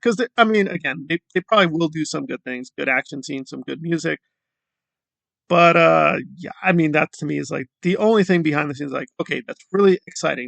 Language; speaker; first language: English; native; English